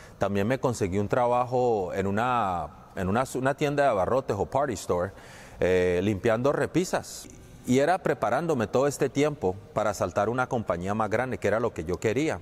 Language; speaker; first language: Spanish; native; Spanish